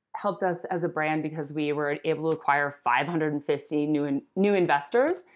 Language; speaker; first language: English; native; English